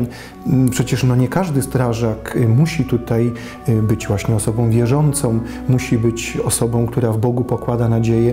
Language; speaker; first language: Polish; native; Polish